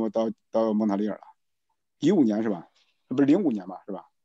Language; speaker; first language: Chinese; native; Chinese